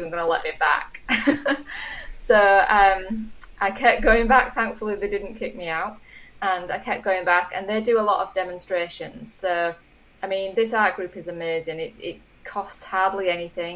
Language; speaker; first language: English; native; English